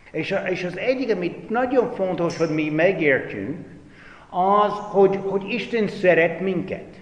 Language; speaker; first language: Hungarian; non-native, fluent; English